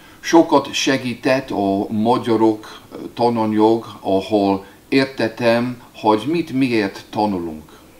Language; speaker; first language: Hungarian; non-native, fluent; English